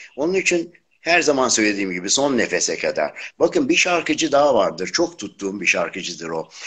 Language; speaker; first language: Turkish; native; Turkish